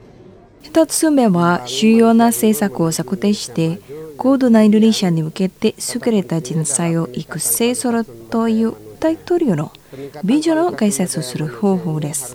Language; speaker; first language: Japanese; non-native, fluent; Indonesian